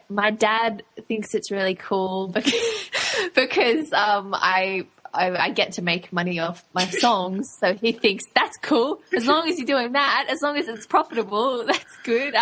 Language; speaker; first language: English; native; English